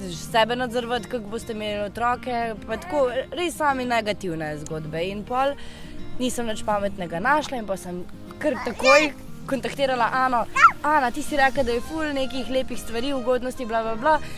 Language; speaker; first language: Slovenian; native; Slovenian